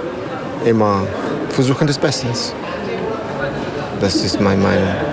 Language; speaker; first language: German; non-native, learner; Spanish